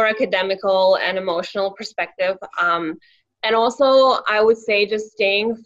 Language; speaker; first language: English; non-native, fluent; Lithuanian